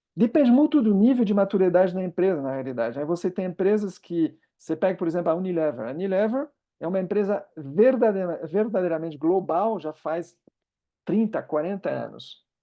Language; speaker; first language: Portuguese; non-native, fluent; French